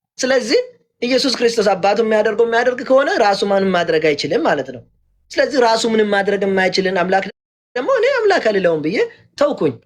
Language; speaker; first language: Amharic; non-native, local second language; Oromo